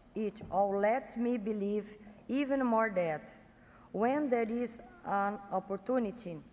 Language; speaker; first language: English; non-native, fluent; Portuguese